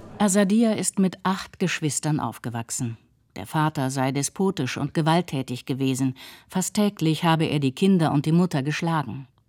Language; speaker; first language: German; native; German